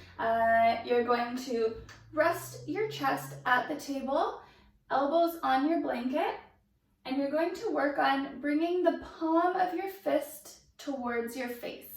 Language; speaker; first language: English; native; English